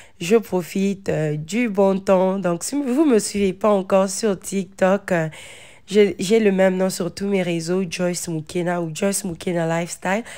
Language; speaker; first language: French; non-native, local second language; Lingala